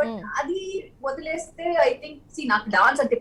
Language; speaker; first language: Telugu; non-native, local second language; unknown